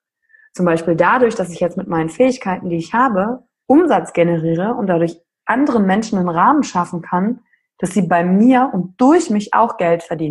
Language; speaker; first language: German; native; German